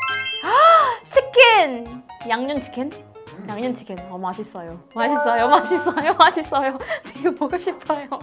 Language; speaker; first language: Korean; non-native, learner; Filipino